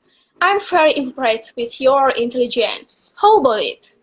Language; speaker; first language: English; non-native, learner; Indonesian